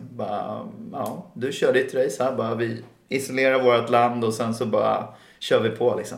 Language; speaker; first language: Swedish; native; Swedish